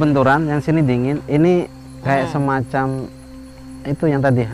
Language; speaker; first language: Indonesian; native; Indonesian